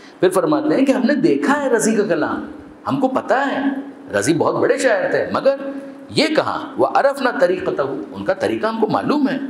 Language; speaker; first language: Urdu; non-native, local second language; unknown